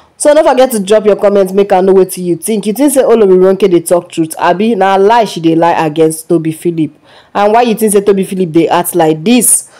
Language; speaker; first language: Nigerian Pidgin; non-native, local second language; Yoruba